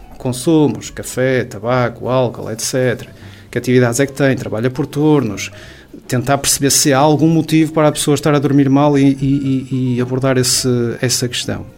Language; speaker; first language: Portuguese; native; Portuguese